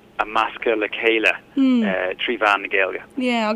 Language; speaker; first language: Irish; non-native, learner; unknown